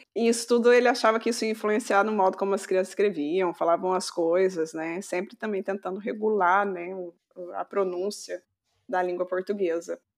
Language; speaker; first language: Portuguese; native; Portuguese